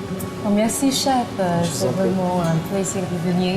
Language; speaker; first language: French; non-native, fluent; Chinese